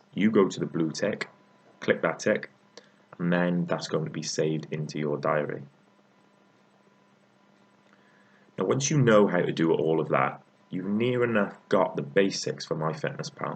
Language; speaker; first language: English; native; English